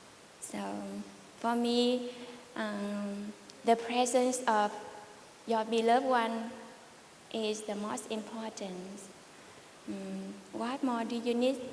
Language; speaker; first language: English; non-native, learner; Vietnamese